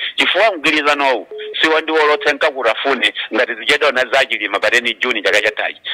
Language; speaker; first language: Nyanja; non-native, local second language; Tumbuka